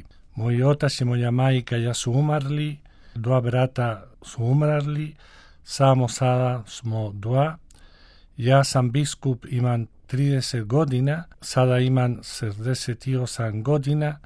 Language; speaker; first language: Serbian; early bilingual, heritage; Spanish